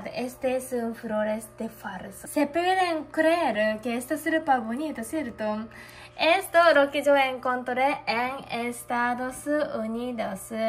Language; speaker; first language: Spanish; non-native, learner; Japanese